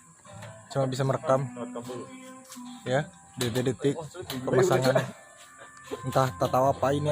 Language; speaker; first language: Indonesian; non-native, local second language; Banjar